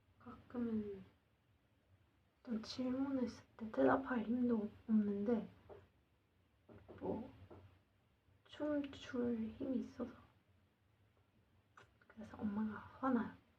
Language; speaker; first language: Korean; non-native, learner; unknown